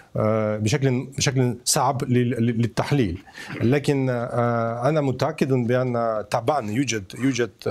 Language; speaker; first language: Arabic; non-native, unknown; Ukrainian